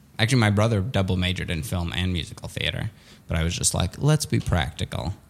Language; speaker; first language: English; early bilingual, other home language; Russian